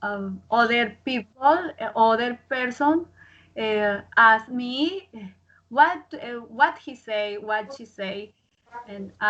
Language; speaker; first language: English; non-native, learner; Spanish